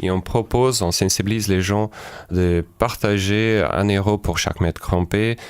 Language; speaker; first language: French; non-native, fluent; Ukrainian